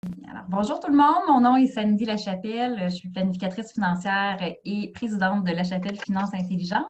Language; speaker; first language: French; native; French